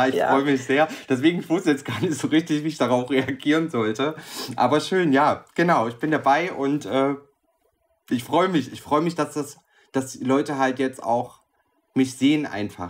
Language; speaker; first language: German; native; German